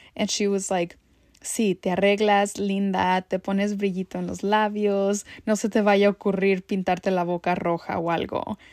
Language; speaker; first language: English; early bilingual, other home language; Spanish